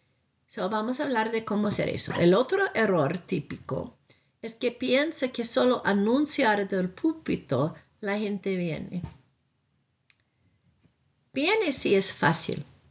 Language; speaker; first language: Spanish; non-native, fluent; English